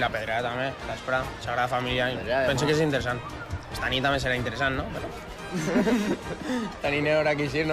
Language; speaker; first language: Catalan; non-native, local second language; Spanish